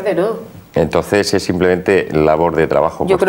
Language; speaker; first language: Spanish; native; Spanish